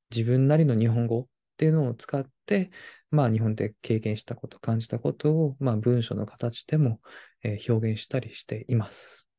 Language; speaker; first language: Japanese; non-native, fluent; Korean